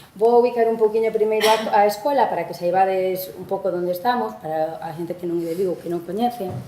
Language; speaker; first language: Galician; non-native, local second language; Spanish